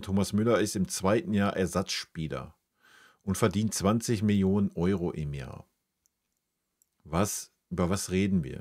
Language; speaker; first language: German; native; German